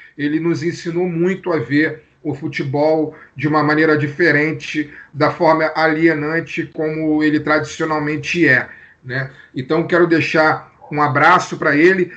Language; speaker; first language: Portuguese; native; Portuguese